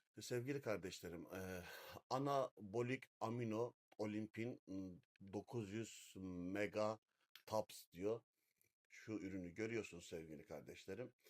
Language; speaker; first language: Turkish; native; Turkish